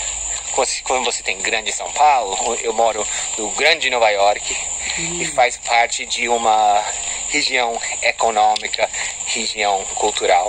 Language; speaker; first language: Portuguese; non-native, fluent; English